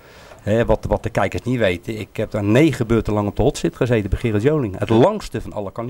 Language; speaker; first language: Dutch; native; Dutch